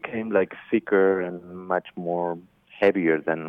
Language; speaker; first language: English; non-native, fluent; Spanish